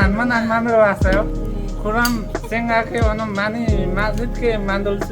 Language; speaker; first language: Korean; non-native, learner; Nepali